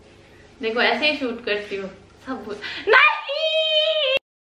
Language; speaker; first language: Hindi; non-native, learner; Korean